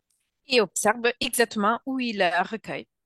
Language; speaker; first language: French; non-native, fluent; Italian